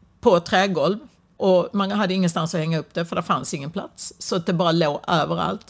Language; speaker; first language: Swedish; native; Swedish